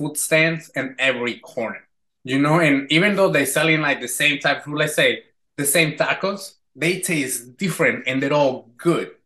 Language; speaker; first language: English; non-native, fluent; Spanish